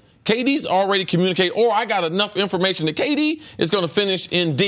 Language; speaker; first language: English; native; English